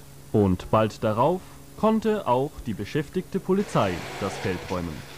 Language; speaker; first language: German; native; German